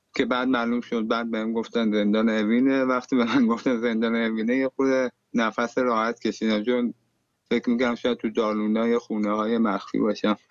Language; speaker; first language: Persian; native; Persian